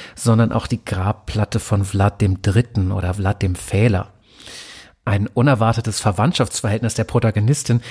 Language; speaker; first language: German; native; German